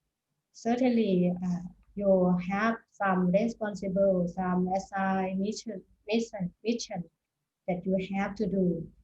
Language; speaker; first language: English; non-native, fluent; Thai